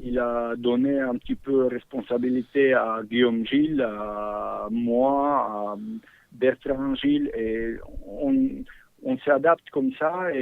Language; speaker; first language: French; non-native, fluent; Bosnian